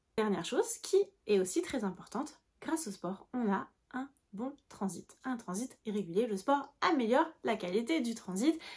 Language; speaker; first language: French; native; French